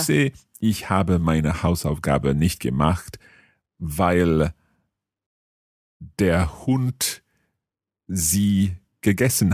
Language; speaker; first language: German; non-native, learner; English